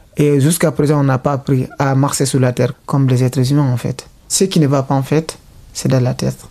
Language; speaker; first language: French; non-native, local second language; Fula